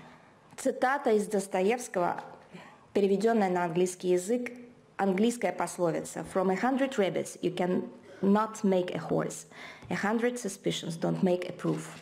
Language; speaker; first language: Russian; native; Russian